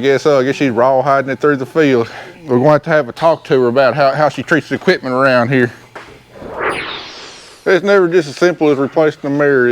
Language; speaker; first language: English; native; English